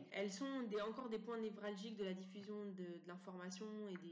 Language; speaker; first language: French; native; French